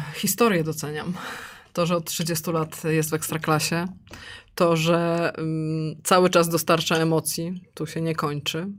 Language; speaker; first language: Polish; native; Polish